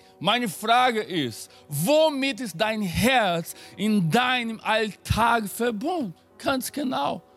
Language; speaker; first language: German; non-native, fluent; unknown